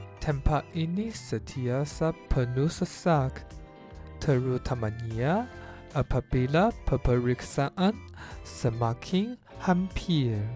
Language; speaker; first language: Malay; non-native, learner; Chinese